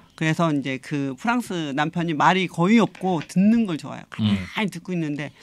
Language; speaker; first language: Korean; native; Korean